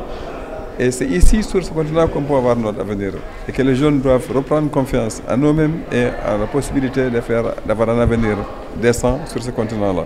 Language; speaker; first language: French; non-native, local second language; Wolof